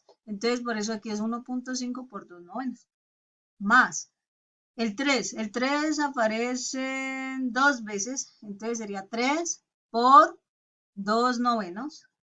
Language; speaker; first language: Spanish; native; Spanish